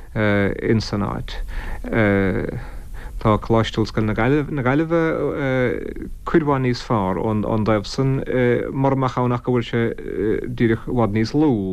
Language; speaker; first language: Irish; non-native, local second language; English